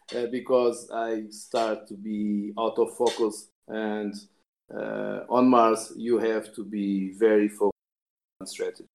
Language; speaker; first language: English; non-native, fluent; Portuguese